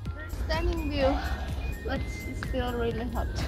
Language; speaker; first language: English; non-native, local second language; Filipino